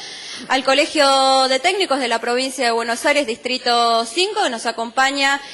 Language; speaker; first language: Spanish; native; Spanish